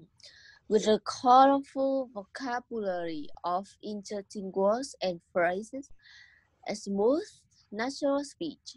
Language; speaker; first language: English; non-native, learner; Vietnamese